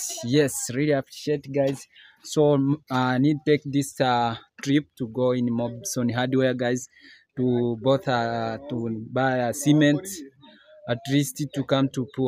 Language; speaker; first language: English; non-native, learner; Swahili